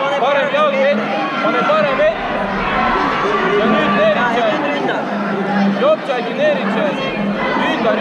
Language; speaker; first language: Estonian; non-native, local second language; Russian